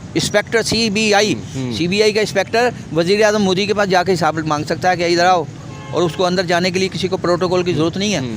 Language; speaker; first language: Urdu; non-native, local second language; Punjabi